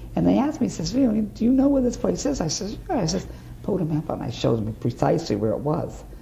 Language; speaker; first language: English; native; English